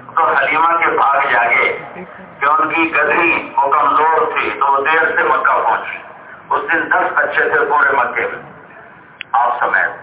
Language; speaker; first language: Urdu; non-native, local second language; Punjabi